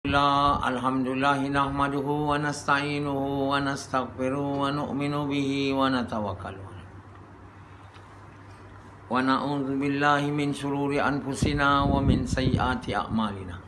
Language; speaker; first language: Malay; native; Malay